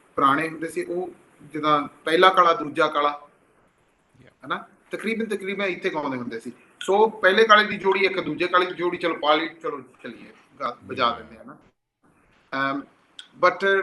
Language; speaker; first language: Punjabi; early bilingual, heritage; Punjabi